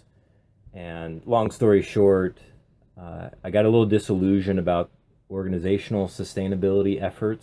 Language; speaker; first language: English; native; English